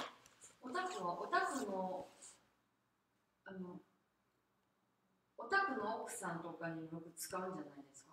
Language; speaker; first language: Japanese; non-native, fluent; Korean